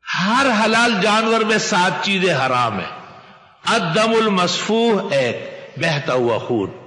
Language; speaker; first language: Urdu; non-native, local second language; Pashto